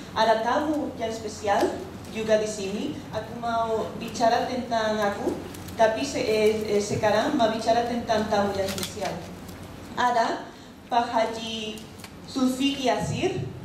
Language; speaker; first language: Indonesian; non-native, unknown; Spanish